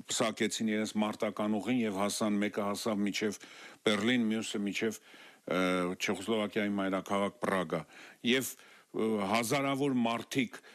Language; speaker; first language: Armenian; native; Armenian